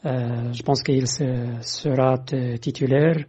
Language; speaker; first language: French; non-native, fluent; Arabic